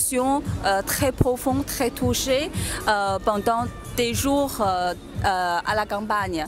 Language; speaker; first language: French; non-native, learner; Chinese